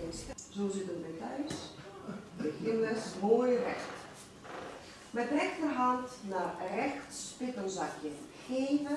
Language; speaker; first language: Dutch; non-native, fluent; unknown